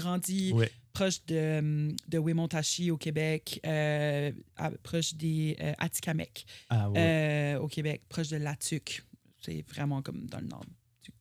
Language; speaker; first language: French; native; French